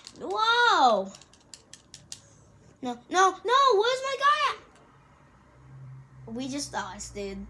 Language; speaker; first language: English; native; English